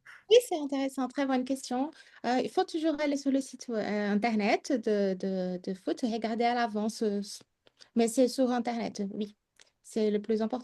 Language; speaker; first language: French; non-native, fluent; Portuguese